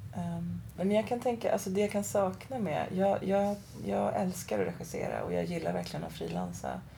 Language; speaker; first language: Swedish; early bilingual, other home language; Persian